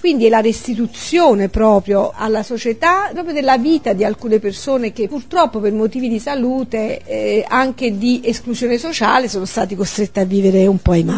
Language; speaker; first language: Italian; native; Italian